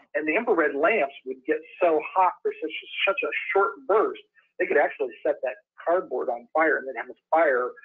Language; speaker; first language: English; native; English